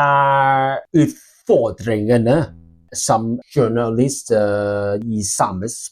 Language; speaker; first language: Norwegian; non-native, learner; Welsh